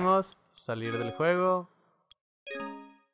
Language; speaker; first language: Spanish; native; Spanish